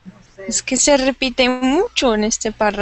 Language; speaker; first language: Spanish; non-native, learner; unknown